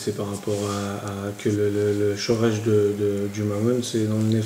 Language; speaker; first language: French; native; French